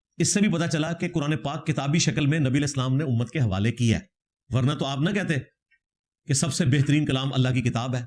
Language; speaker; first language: Urdu; native; Urdu